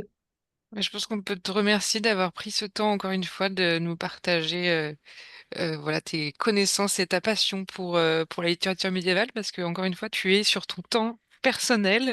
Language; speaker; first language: French; native; French